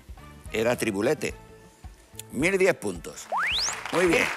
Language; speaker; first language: Spanish; native; Spanish